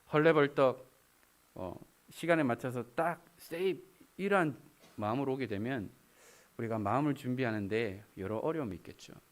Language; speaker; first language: Korean; native; Korean